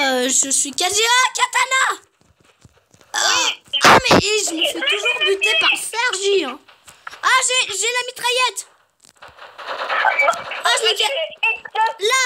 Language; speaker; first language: French; native; French